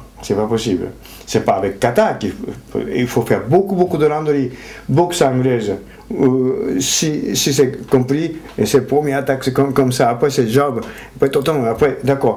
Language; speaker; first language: French; non-native, fluent; Japanese